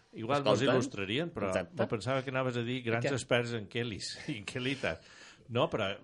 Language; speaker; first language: Catalan; native; Catalan